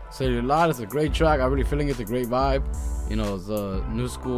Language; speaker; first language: English; early bilingual, other home language; Spanish